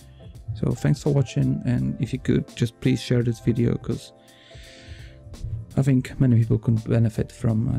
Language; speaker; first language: English; non-native, fluent; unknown